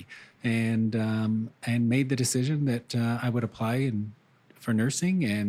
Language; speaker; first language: English; native; English